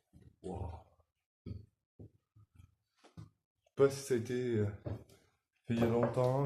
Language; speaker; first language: French; native; French